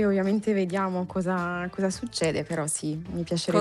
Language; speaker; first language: Italian; non-native, fluent; French